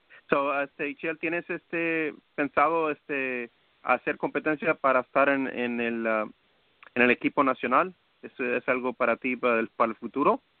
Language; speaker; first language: Spanish; early bilingual, heritage; Spanish